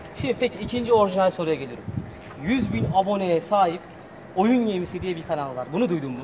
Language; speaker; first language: Turkish; native; Turkish